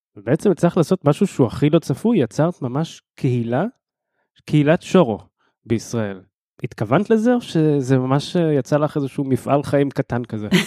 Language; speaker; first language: Hebrew; native; Hebrew